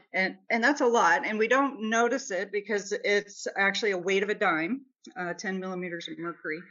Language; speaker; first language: English; native; English